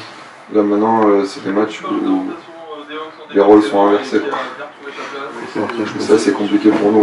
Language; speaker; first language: French; native; French